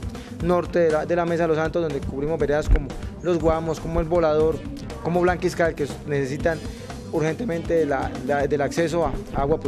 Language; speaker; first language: Spanish; native; Spanish